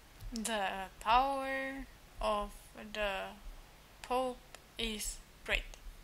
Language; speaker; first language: English; non-native, fluent; German